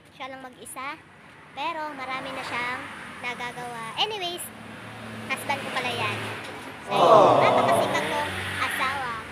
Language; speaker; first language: Filipino; non-native, local second language; Cebuano